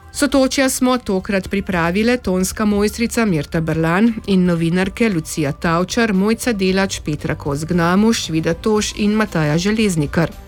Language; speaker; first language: Slovenian; native; Slovenian